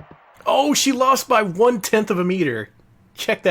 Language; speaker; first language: English; native; English